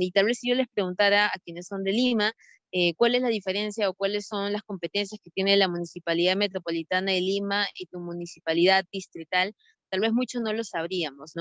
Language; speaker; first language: Spanish; native; Spanish